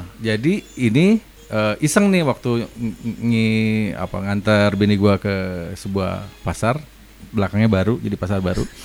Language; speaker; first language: Indonesian; native; Indonesian